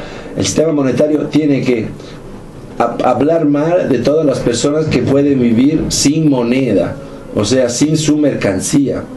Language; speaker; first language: Spanish; non-native, fluent; Italian